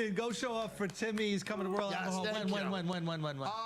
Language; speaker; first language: English; native; English